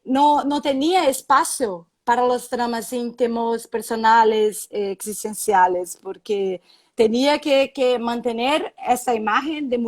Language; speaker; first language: Spanish; non-native, learner; Portuguese